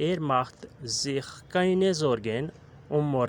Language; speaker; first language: German; non-native, learner; Urdu